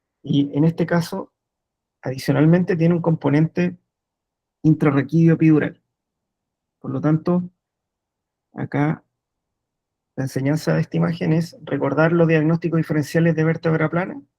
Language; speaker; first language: Spanish; native; Spanish